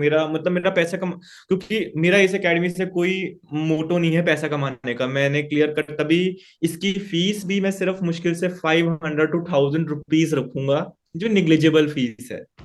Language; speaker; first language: Hindi; native; Hindi